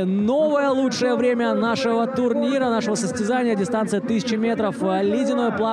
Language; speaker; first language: Russian; native; Russian